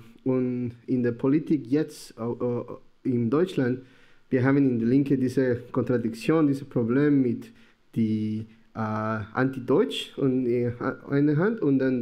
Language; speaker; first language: German; non-native, learner; Spanish